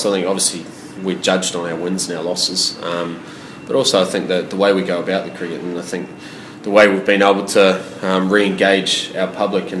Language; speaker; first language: English; native; English